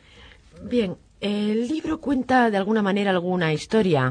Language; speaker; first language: Spanish; native; Spanish